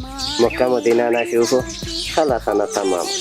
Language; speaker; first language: Arabic; non-native, learner; Bangla